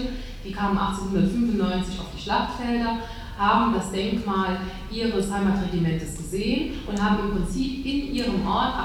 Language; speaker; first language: German; native; German